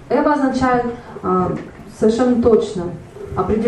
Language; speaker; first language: Russian; native; Russian